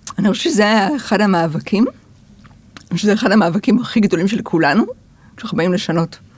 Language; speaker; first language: Hebrew; early bilingual, other home language; English